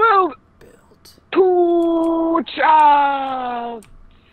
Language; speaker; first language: English; native; English